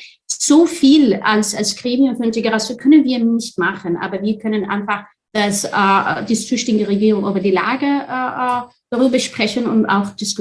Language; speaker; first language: German; non-native, fluent; Arabic